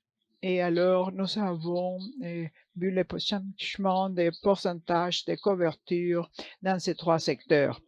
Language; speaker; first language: French; non-native, learner; English